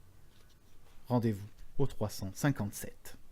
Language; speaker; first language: French; native; French